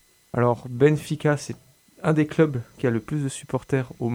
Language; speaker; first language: French; native; French